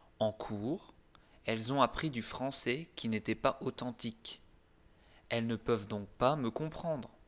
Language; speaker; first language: French; native; French